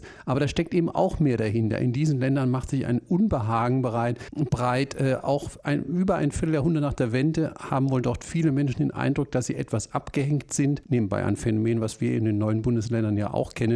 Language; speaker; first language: German; native; German